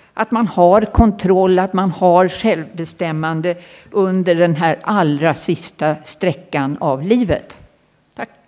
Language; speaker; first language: Swedish; native; Swedish